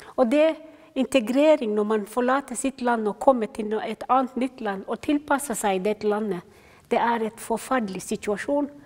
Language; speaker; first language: Norwegian; non-native, fluent; Somali